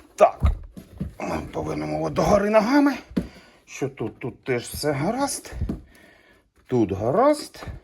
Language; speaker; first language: Ukrainian; non-native, local second language; Russian